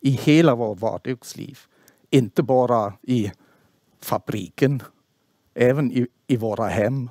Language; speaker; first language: Swedish; non-native, fluent; German